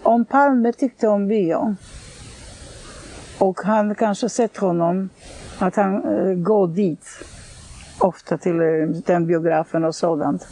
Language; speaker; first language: Swedish; non-native, fluent; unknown